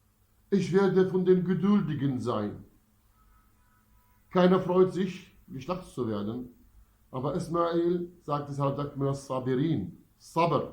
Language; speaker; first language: German; non-native, fluent; Arabic